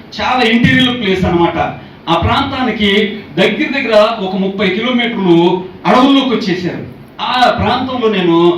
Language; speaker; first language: Telugu; non-native, local second language; Koya